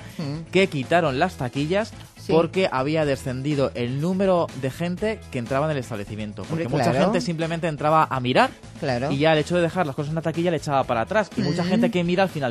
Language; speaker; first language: Spanish; native; Spanish